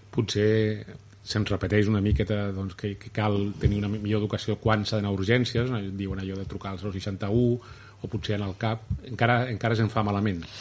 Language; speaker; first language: Catalan; native; Catalan